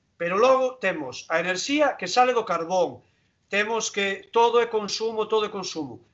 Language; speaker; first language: Galician; non-native, local second language; Spanish